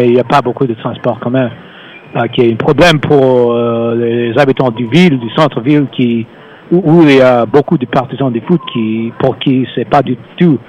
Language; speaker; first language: French; non-native, fluent; English